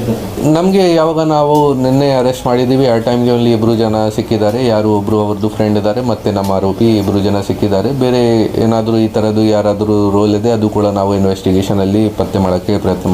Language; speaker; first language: Kannada; non-native, fluent; Hindi